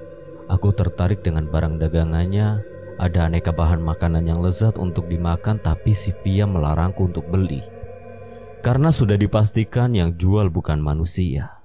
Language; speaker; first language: Indonesian; native; Indonesian